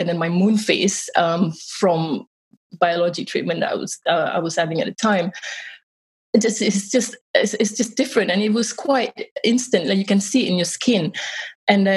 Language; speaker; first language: English; non-native, local second language; Malay